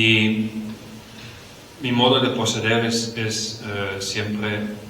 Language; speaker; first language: Spanish; non-native, fluent; Dutch